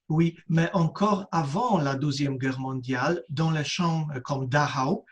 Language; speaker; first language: French; non-native, fluent; Polish